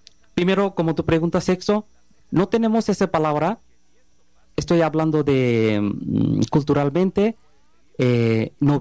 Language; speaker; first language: Spanish; non-native, learner; Bangla